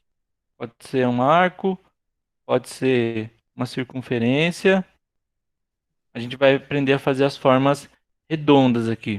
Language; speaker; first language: Portuguese; native; Portuguese